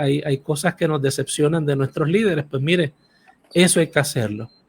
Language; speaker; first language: Spanish; native; Spanish